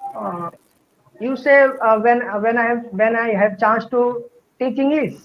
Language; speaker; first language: English; non-native, learner; Hindi